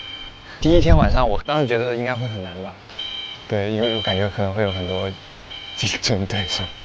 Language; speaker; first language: Chinese; native; Chinese